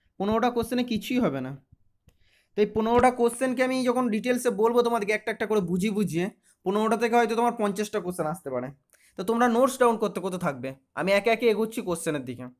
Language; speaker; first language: Bangla; native; Bangla